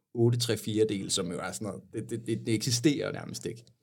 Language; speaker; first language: Danish; native; Danish